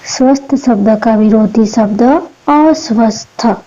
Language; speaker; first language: Hindi; non-native, local second language; Gujarati